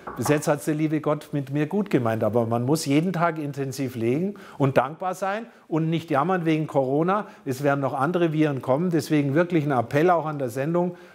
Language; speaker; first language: German; native; German